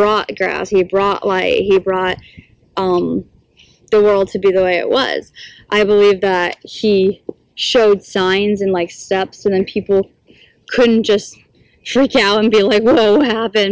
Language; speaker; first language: English; native; English